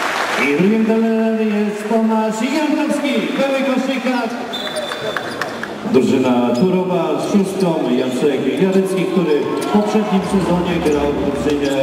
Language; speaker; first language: Polish; native; Polish